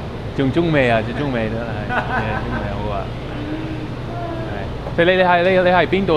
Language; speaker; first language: Cantonese; non-native, learner; English